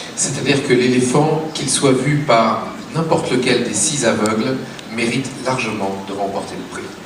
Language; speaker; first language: French; native; French